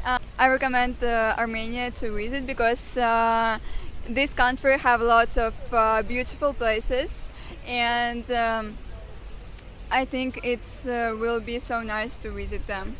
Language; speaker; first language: English; non-native, fluent; Armenian